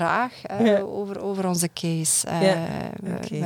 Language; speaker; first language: Dutch; native; Dutch